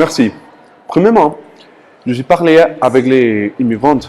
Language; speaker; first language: French; non-native, learner; Spanish